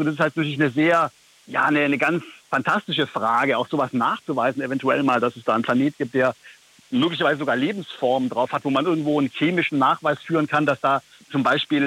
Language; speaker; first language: German; native; German